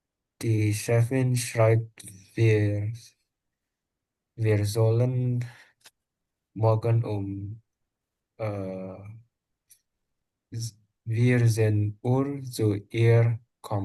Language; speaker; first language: German; non-native, learner; Indonesian